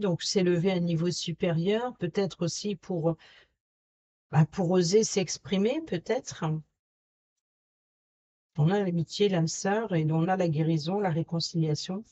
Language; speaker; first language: French; native; French